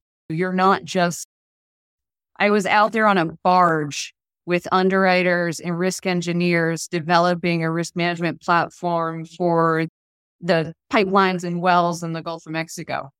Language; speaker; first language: English; native; English